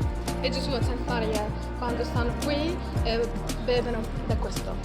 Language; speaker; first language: Italian; non-native, learner; Arabic